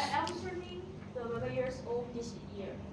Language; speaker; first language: English; non-native, fluent; Indonesian